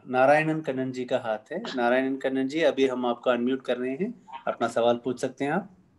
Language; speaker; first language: Hindi; non-native, local second language; Tamil